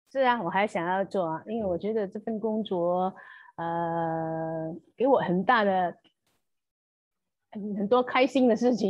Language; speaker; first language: Chinese; native; Chinese